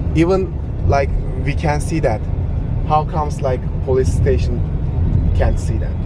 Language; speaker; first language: English; non-native, learner; Turkish